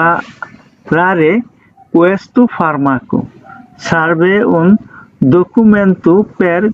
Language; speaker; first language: Italian; non-native, learner; Bangla